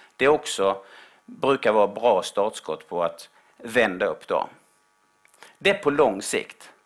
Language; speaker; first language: Swedish; native; Swedish